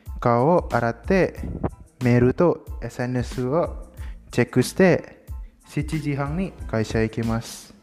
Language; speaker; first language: Japanese; non-native, learner; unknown